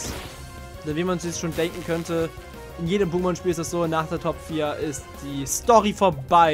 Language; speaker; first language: German; native; German